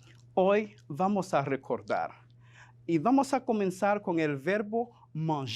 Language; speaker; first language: Spanish; non-native, fluent; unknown